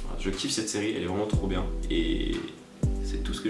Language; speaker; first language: French; native; French